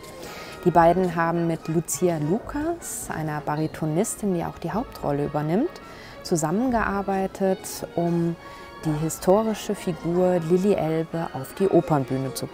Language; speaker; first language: German; native; German